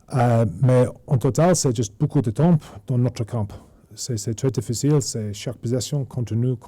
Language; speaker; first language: French; non-native, learner; English